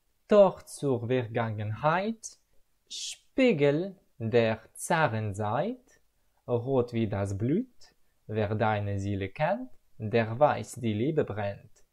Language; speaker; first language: German; non-native, learner; Russian